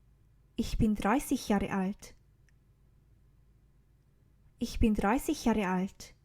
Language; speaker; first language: German; non-native, learner; Korean